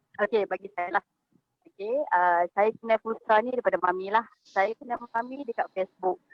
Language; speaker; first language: Malay; native; Malay